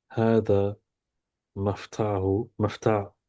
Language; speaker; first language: Arabic; non-native, learner; English